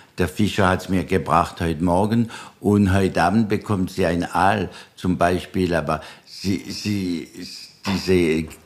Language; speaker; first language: German; non-native, local second language; French